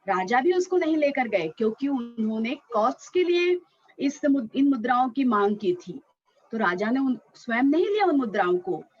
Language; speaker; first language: Hindi; non-native, local second language; Marathi